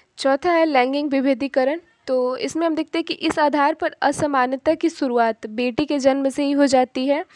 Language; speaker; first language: Hindi; native; Hindi